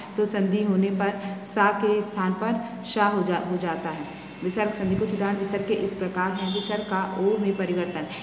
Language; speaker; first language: Hindi; native; Hindi